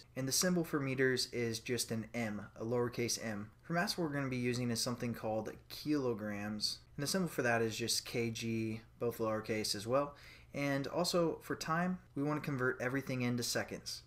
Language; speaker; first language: English; native; English